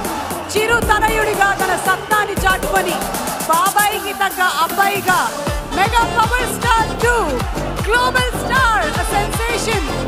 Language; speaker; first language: Telugu; native; Telugu